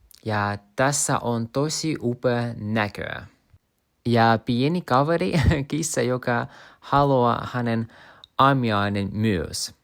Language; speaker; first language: Finnish; non-native, learner; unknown